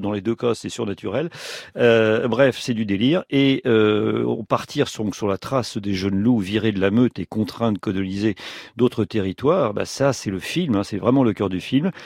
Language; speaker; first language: French; native; French